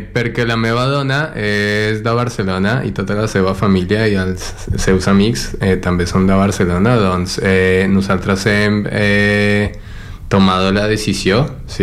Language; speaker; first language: Catalan; non-native, learner; Spanish